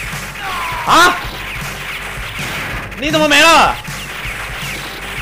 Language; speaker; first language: Chinese; native; Chinese